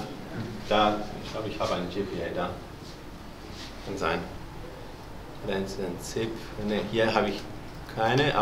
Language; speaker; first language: German; non-native, fluent; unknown